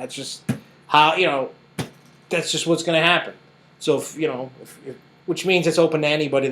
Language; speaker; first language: English; native; English